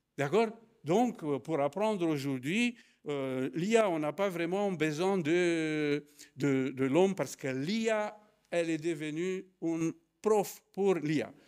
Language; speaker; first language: French; non-native, fluent; Romanian